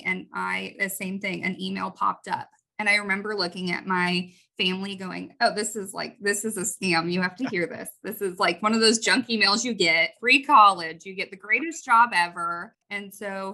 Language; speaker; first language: English; native; English